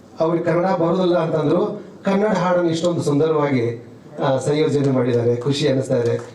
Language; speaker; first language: Kannada; native; Kannada